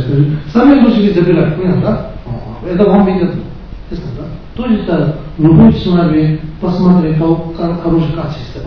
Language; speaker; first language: Russian; non-native, learner; Tibetan